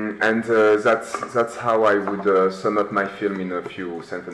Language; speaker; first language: English; non-native, fluent; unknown